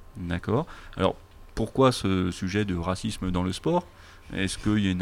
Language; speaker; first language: French; native; French